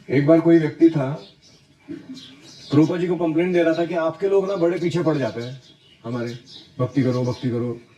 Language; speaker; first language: Hindi; non-native, local second language; Marathi